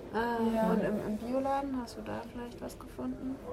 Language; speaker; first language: German; native; German